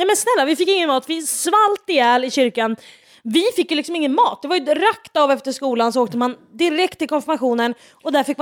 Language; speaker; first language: Swedish; native; Swedish